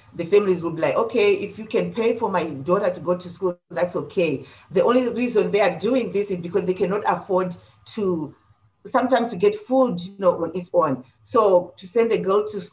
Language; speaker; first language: English; non-native, local second language; Shona